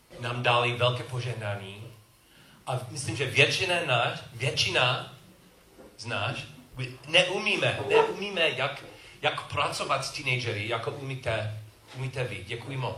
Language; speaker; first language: Czech; non-native, learner; English